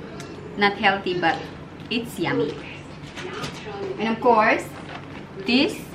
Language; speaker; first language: English; non-native, local second language; Filipino